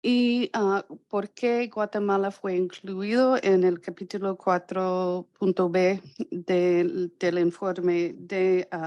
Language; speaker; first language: Spanish; non-native, fluent; English